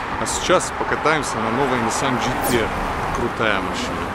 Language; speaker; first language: Russian; non-native, learner; Bulgarian